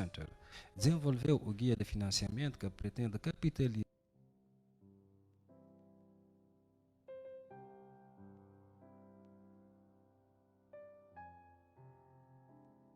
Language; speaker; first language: Portuguese; non-native, fluent; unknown